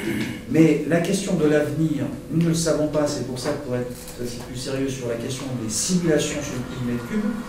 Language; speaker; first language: French; native; French